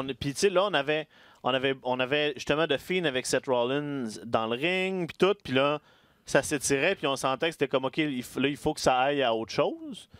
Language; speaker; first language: French; native; French